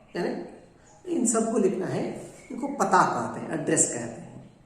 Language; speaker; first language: Hindi; non-native, local second language; Kannada